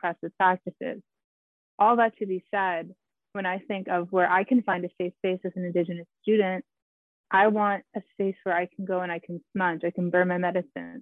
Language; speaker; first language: English; native; English